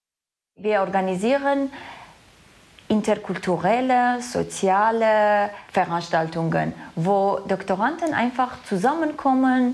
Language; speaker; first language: German; non-native, fluent; Armenian